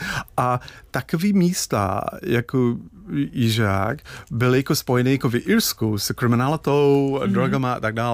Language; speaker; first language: Czech; non-native, fluent; English